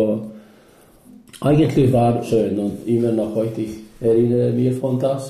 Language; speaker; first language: German; non-native, learner; Albanian